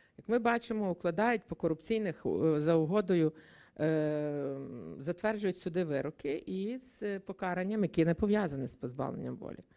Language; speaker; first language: Ukrainian; native; Ukrainian